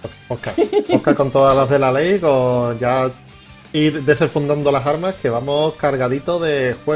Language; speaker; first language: Spanish; native; Spanish